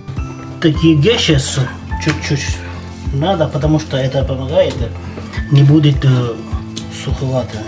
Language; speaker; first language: Russian; non-native, learner; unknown